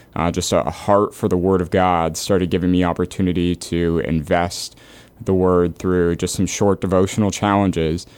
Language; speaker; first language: English; native; English